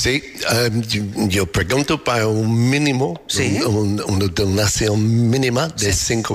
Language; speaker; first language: Spanish; non-native, learner; English